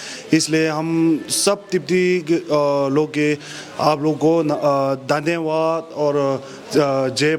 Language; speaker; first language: Hindi; non-native, learner; Tibetan